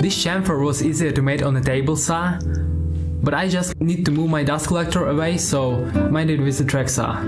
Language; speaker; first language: English; non-native, learner; Ukrainian